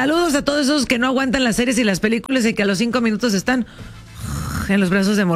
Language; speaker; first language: Spanish; native; Spanish